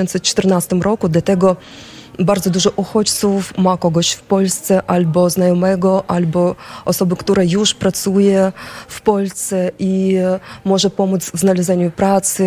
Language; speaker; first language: Polish; non-native, fluent; Ukrainian